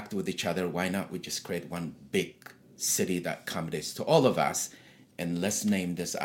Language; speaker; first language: English; non-native, fluent; Tigrinya